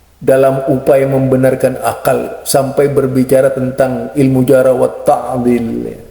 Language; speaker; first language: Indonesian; non-native, local second language; Madurese